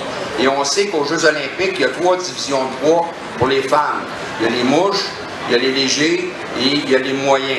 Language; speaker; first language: French; native; French